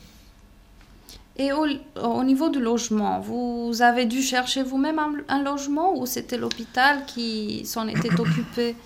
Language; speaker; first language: French; non-native, fluent; Romanian